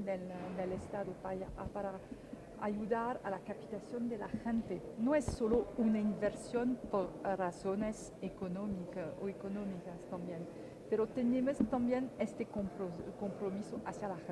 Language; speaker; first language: Spanish; non-native, fluent; French